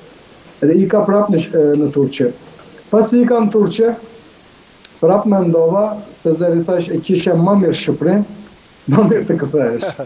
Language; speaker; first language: Albanian; non-native, fluent; Turkish